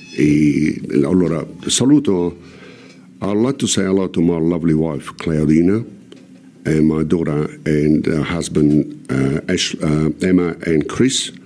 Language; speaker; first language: English; non-native, fluent; Italian